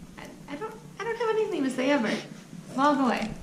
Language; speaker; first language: English; native; English